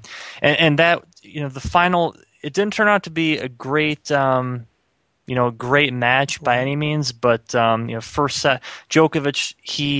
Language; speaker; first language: English; native; English